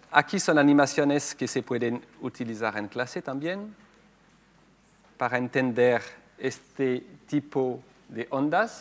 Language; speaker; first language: Spanish; non-native, fluent; French